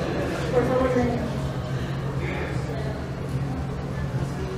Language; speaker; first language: Spanish; native; Spanish